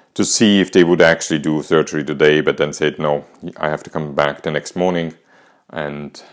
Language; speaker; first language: English; non-native, fluent; German